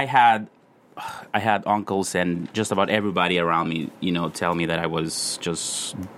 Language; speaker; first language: English; non-native, fluent; Spanish